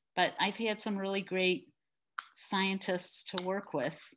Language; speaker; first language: English; native; English